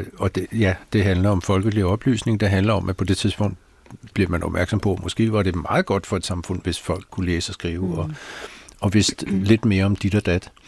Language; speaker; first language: Danish; native; Danish